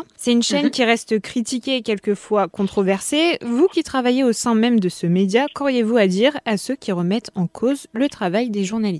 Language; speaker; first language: French; native; French